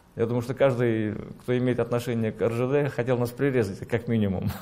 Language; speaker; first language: Russian; native; Russian